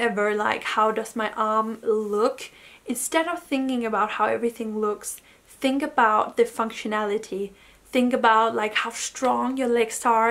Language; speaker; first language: English; non-native, fluent; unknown